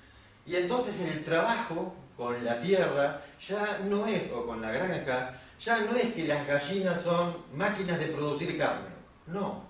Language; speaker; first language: Spanish; native; Spanish